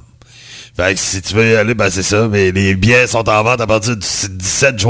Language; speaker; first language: French; native; French